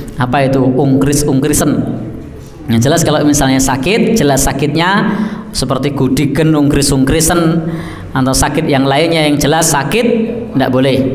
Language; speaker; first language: Indonesian; non-native, local second language; Javanese